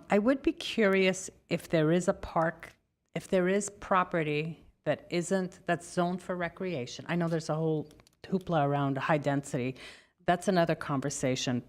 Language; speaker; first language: English; native; English